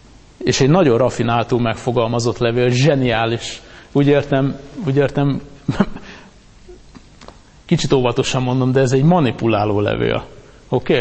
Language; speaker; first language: Hungarian; native; Hungarian